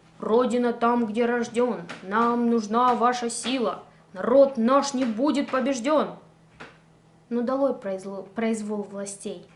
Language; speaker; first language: Russian; native; Russian